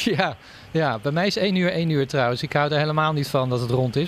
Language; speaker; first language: Dutch; native; Dutch